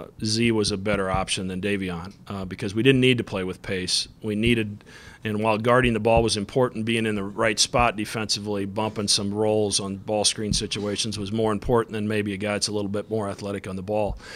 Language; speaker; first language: English; native; English